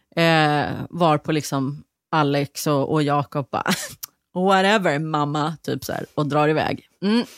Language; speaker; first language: Swedish; native; Swedish